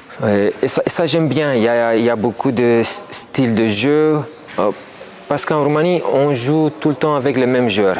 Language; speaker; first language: French; non-native, fluent; Romanian